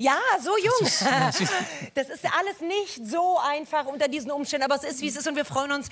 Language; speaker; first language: German; native; German